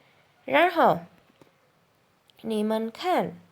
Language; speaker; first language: Chinese; non-native, fluent; Indonesian